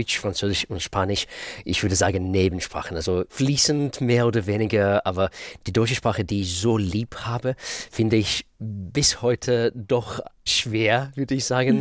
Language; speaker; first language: German; non-native, fluent; Russian